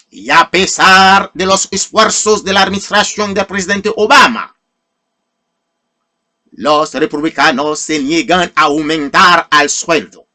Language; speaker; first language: Spanish; non-native, fluent; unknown